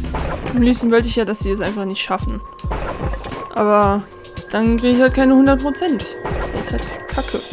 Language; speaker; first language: German; native; German